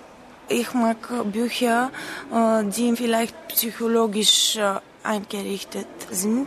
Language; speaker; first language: German; non-native, learner; Bulgarian